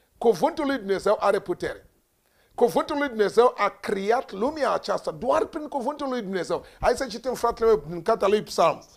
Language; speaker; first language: Romanian; non-native, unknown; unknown